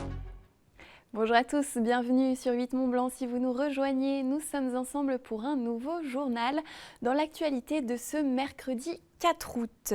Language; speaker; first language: French; native; French